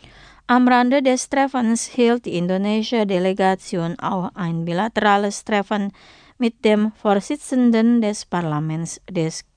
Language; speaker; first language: German; non-native, fluent; Indonesian